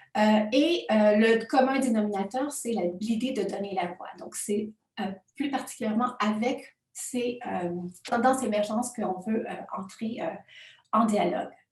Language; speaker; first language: French; non-native, fluent; Spanish